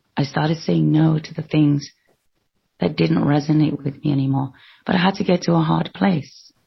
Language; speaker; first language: English; native; English